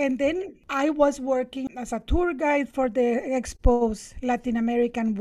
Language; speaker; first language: English; non-native, fluent; Spanish